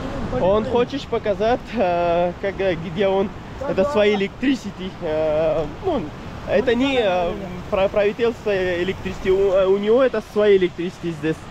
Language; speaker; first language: Russian; non-native, learner; Pashto